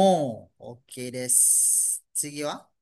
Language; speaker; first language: Japanese; non-native, fluent; Malay